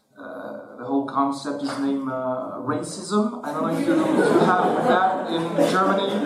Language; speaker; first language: English; non-native, fluent; Arabic